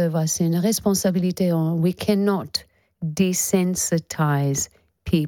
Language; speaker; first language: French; non-native, fluent; English